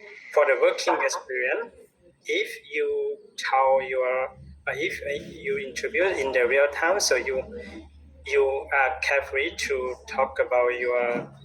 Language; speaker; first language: English; non-native, learner; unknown